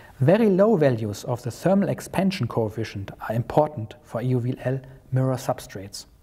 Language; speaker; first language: English; non-native, fluent; German